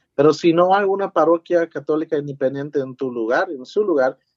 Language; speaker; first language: Spanish; early bilingual, heritage; Spanish